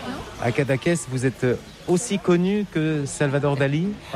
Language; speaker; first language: French; native; French